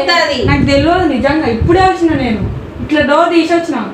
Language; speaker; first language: Telugu; native; Telugu